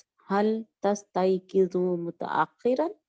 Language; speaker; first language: Arabic; non-native, learner; Urdu